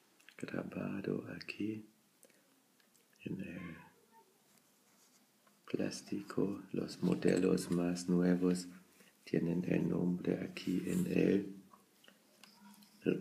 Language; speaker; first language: Spanish; non-native, fluent; German